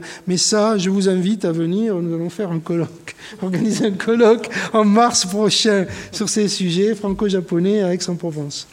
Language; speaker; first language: French; native; French